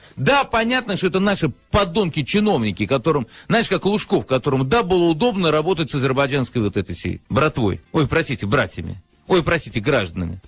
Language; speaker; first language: Russian; native; Russian